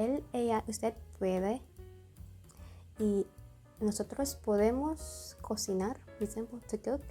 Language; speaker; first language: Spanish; non-native, learner; Indonesian